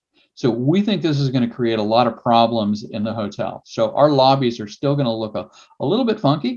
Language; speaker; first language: English; native; English